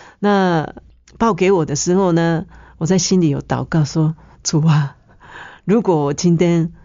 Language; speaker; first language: Chinese; non-native, fluent; Japanese